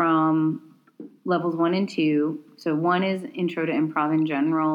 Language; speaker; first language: English; native; English